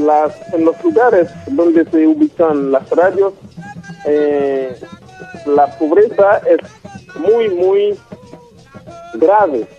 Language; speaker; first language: Spanish; non-native, local second language; Haitian Creole